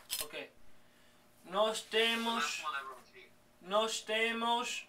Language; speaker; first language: Portuguese; non-native, learner; English